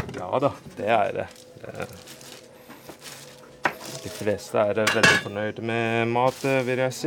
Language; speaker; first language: Norwegian; non-native, fluent; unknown